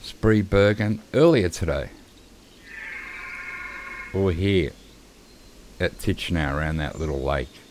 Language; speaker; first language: English; native; English